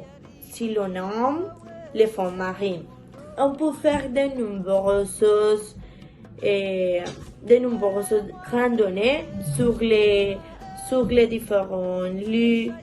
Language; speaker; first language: French; non-native, learner; Spanish